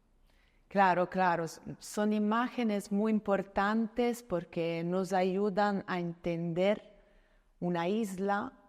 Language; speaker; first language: Spanish; non-native, fluent; Italian